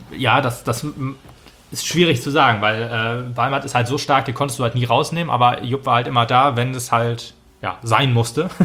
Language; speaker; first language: German; native; German